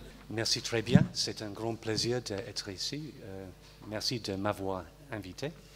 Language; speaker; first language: French; non-native, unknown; English